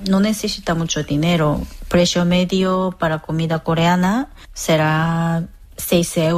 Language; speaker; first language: Spanish; non-native, fluent; Korean